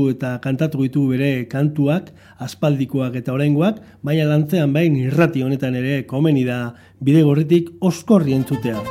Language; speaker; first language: Basque; native; Basque